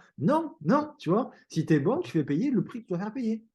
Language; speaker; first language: French; native; French